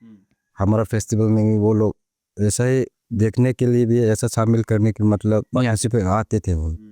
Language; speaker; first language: Hindi; non-native, local second language; Manipuri